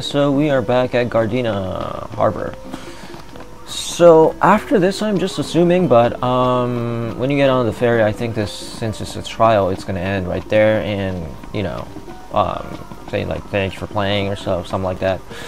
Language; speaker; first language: English; non-native, fluent; Japanese